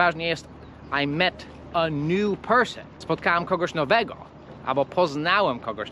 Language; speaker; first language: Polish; non-native, fluent; English